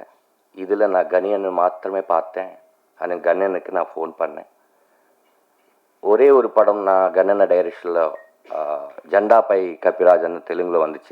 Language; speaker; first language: Tamil; non-native, local second language; Telugu